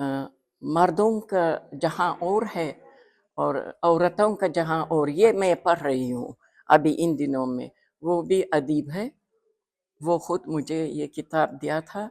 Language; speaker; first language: Hindi; non-native, fluent; Uzbek